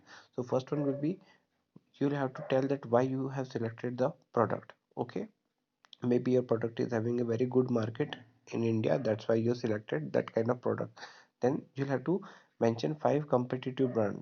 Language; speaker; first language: English; non-native, local second language; Hindi